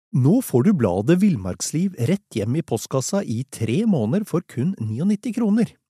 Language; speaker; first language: Norwegian; native; Norwegian